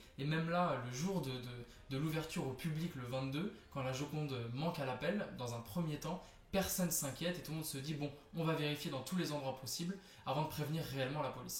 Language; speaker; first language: French; native; French